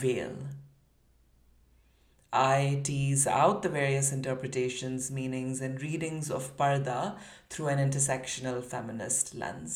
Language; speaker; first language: English; non-native, local second language; Urdu